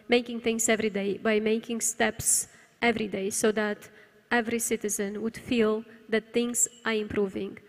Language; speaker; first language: English; non-native, fluent; Romanian